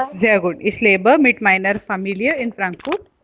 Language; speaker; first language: German; non-native, fluent; Hindi